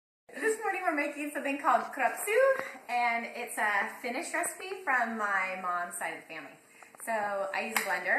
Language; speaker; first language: English; native; English